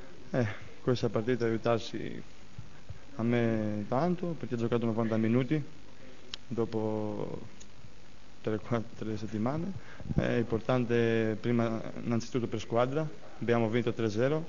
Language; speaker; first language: Italian; non-native, learner; Greek